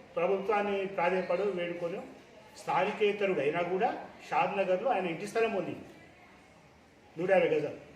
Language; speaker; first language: Telugu; native; Telugu